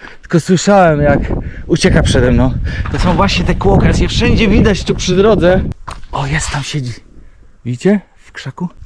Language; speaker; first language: Polish; native; Polish